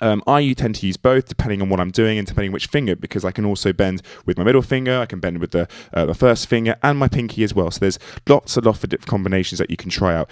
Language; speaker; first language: English; native; English